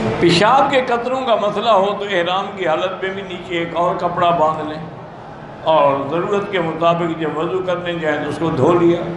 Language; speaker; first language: Urdu; native; Urdu